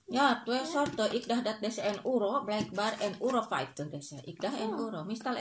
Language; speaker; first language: Dutch; non-native, learner; Indonesian